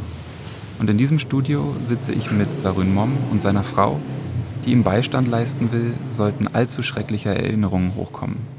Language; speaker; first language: German; native; German